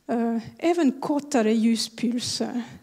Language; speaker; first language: Swedish; non-native, fluent; French